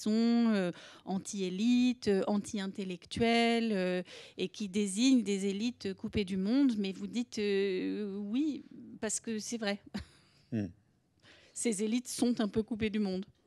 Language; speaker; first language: French; native; French